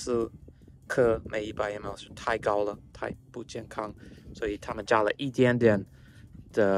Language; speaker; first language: Chinese; non-native, fluent; English